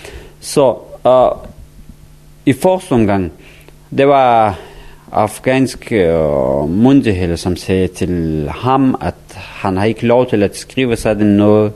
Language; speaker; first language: Danish; non-native, learner; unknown